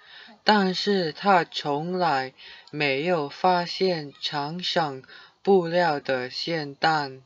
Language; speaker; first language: Chinese; non-native, learner; English